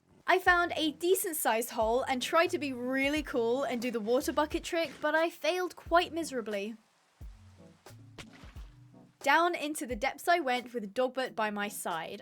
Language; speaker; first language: English; native; English